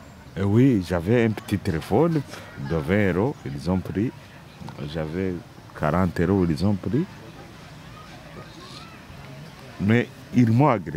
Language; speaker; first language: French; non-native, local second language; Kinyarwanda